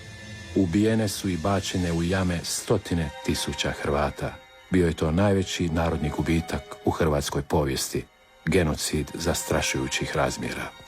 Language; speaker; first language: Croatian; native; Croatian